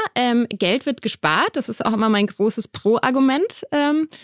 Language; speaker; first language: German; native; German